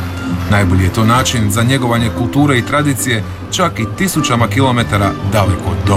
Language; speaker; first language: Serbian; native; Serbian